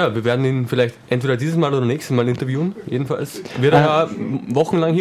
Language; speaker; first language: German; native; German